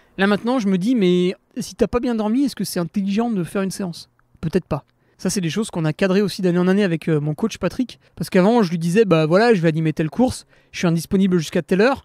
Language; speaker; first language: French; native; French